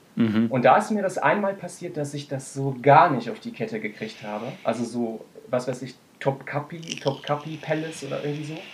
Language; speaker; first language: German; native; German